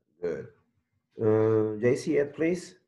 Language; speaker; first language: English; non-native, learner; Spanish